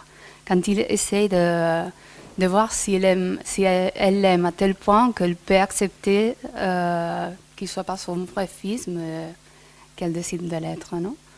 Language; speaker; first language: French; non-native, fluent; Spanish